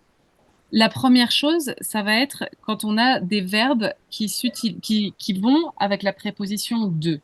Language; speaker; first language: French; native; French